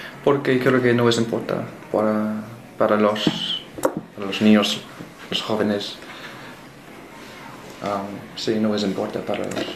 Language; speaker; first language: Spanish; non-native, learner; English